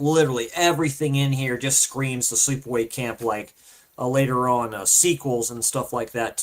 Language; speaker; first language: English; native; English